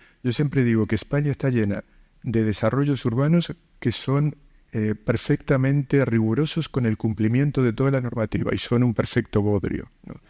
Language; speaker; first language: Spanish; native; Spanish